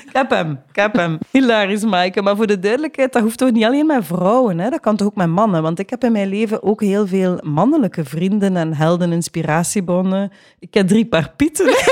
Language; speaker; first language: Dutch; native; Dutch